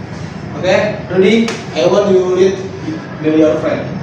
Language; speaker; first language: English; non-native, learner; Indonesian